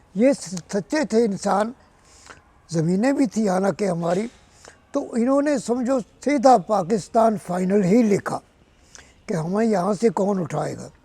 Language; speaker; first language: Urdu; non-native, local second language; Punjabi